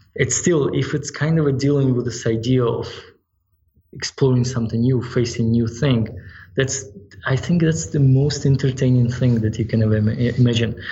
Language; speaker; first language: English; non-native, fluent; Ukrainian